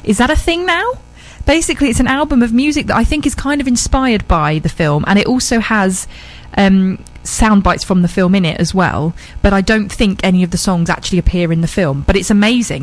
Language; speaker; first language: English; native; English